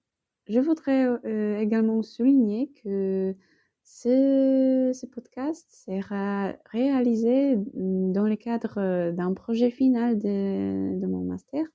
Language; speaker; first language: French; non-native, fluent; Polish